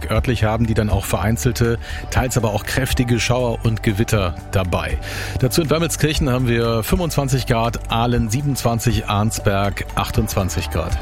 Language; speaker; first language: German; native; German